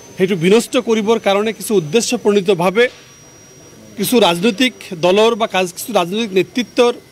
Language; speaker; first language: Assamese; non-native, local second language; Bangla